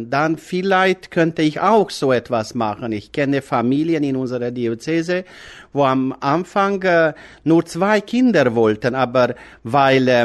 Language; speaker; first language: German; non-native, fluent; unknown